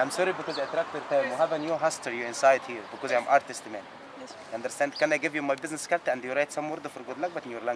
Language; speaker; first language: English; non-native, learner; Arabic